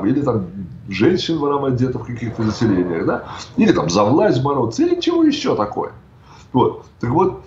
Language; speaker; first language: Russian; native; Russian